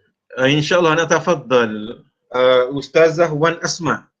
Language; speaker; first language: Arabic; non-native, fluent; Malay